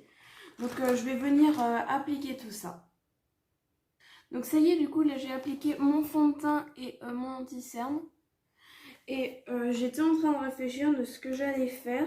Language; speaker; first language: French; native; French